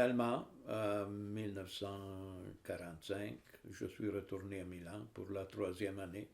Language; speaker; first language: French; non-native, fluent; Italian